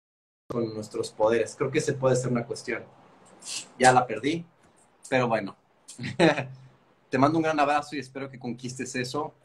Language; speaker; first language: Spanish; native; Spanish